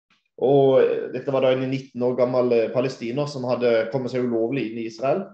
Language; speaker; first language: Norwegian; native; Norwegian